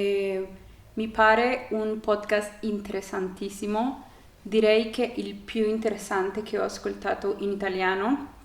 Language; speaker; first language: Italian; non-native, learner; Spanish